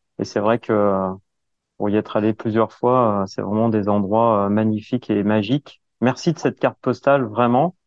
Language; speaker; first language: French; native; French